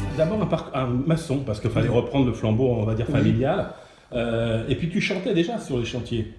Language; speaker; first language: French; native; French